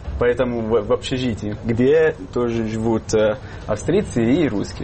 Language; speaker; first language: Russian; non-native, fluent; Italian